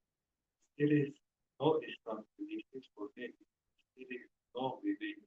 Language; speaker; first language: Spanish; non-native, learner; English